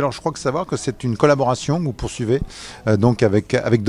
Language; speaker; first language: French; native; French